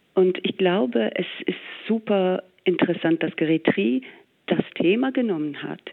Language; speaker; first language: German; non-native, fluent; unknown